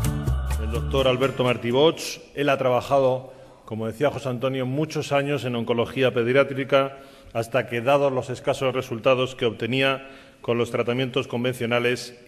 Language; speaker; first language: Spanish; native; Spanish